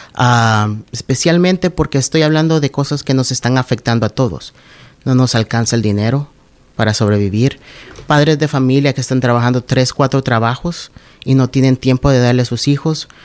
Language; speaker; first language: Spanish; native; Spanish